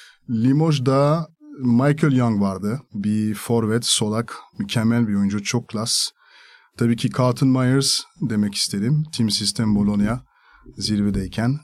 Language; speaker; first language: Turkish; non-native, fluent; French